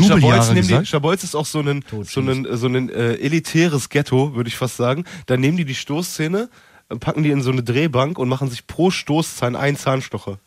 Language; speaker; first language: German; native; German